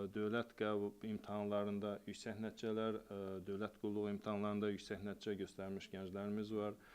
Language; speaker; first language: Azerbaijani; non-native, local second language; Avaric